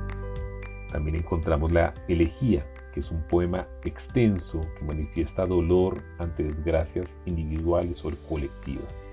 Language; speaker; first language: Spanish; native; Spanish